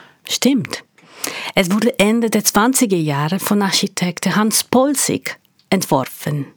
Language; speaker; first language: German; non-native, fluent; Portuguese